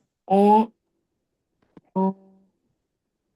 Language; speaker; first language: French; non-native, learner; English